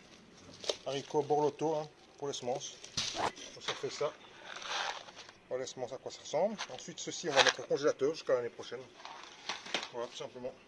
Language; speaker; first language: French; native; French